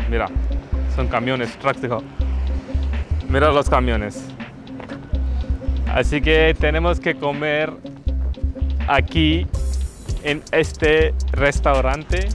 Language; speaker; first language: Spanish; non-native, fluent; Hindi